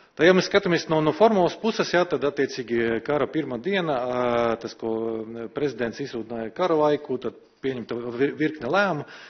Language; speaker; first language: Latvian; non-native, local second language; Russian